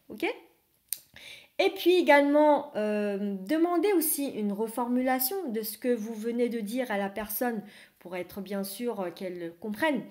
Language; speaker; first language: French; early bilingual, other home language; Vietnamese